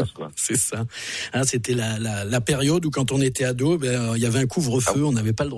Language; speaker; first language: French; native; French